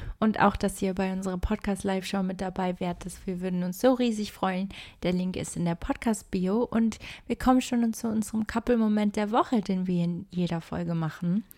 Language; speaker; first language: German; early bilingual, other home language; Portuguese